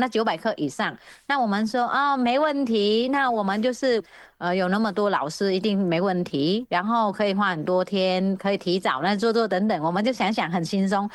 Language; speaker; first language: Chinese; non-native, fluent; Vietnamese